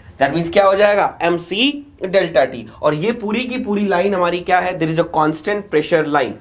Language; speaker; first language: Hindi; native; Hindi